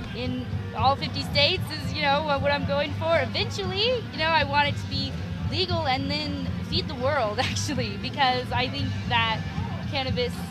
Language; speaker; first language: English; native; English